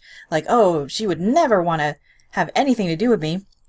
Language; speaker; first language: English; native; English